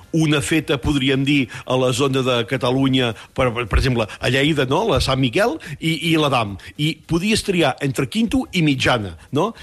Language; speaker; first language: Catalan; native; Catalan